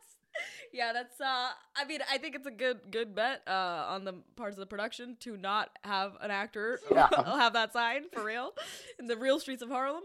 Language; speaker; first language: English; non-native, local second language; Hindi